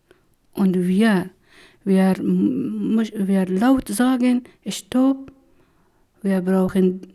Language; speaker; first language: German; non-native, learner; Persian